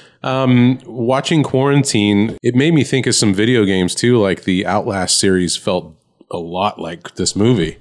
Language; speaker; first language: English; native; English